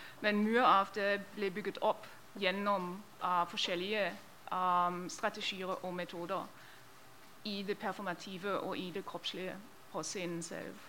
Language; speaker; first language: Norwegian; non-native, fluent; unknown